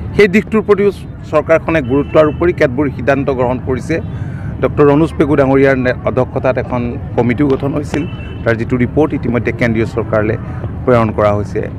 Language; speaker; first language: Assamese; native; Assamese